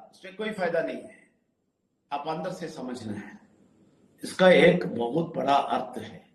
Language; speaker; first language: Hindi; non-native, local second language; Telugu